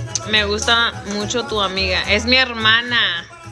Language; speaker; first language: Spanish; native; Spanish